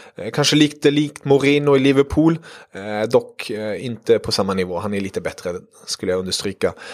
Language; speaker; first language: Swedish; early bilingual, other home language; German